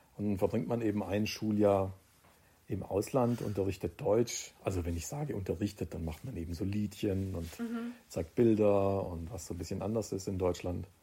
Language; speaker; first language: German; early bilingual, other home language; Croatian